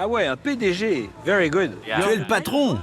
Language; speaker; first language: French; native; French